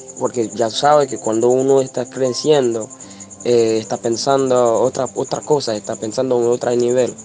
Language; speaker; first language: Spanish; non-native, learner; Haitian Creole